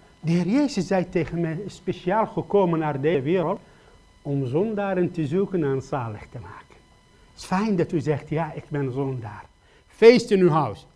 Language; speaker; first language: Dutch; non-native, fluent; Kurdish